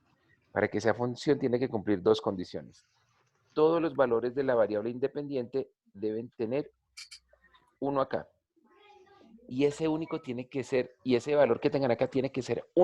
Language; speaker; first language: Spanish; native; Spanish